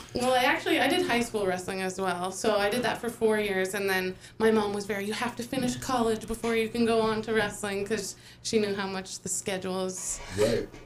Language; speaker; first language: English; native; English